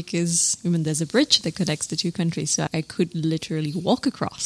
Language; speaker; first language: English; native; English